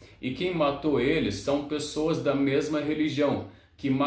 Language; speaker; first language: Portuguese; non-native, learner; Arabic